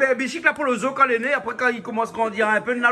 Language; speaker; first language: French; native; French